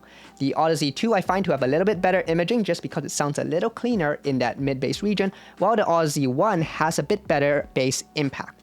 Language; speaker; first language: English; native; English